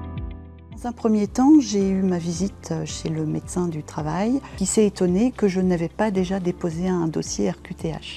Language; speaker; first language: French; native; French